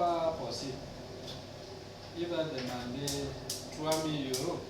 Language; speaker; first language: French; non-native, learner; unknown